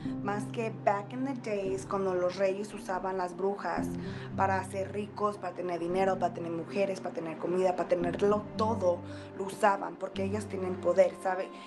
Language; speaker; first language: Spanish; early bilingual, heritage; Spanish